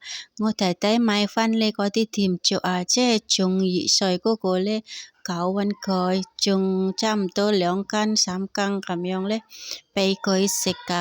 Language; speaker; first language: Cantonese; non-native, learner; Indonesian